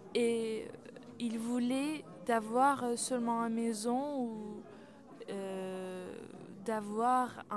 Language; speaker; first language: French; non-native, learner; Persian